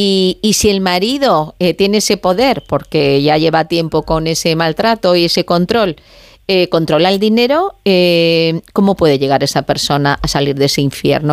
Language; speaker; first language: Spanish; native; Spanish